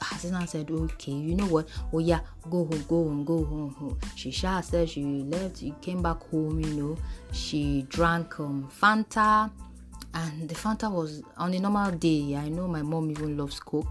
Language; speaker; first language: English; non-native, local second language; Yoruba